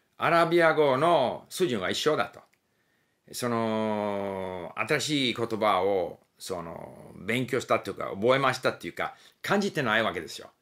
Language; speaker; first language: Japanese; non-native, fluent; English